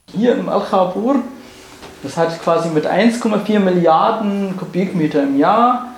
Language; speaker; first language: German; non-native, fluent; Arabic